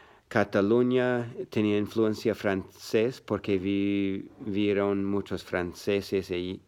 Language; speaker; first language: Spanish; non-native, learner; English